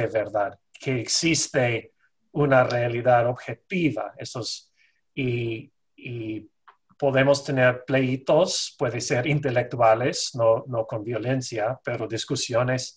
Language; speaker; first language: Spanish; non-native, fluent; English